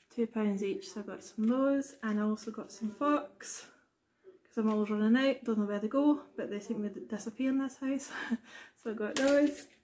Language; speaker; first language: English; native; English